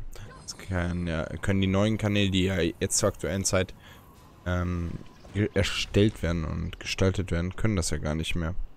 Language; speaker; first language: German; native; German